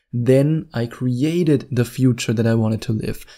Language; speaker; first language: English; non-native, fluent; German